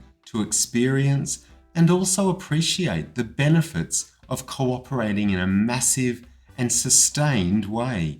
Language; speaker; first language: English; native; English